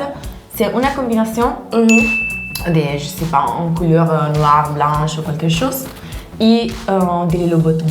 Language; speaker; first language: French; non-native, learner; Italian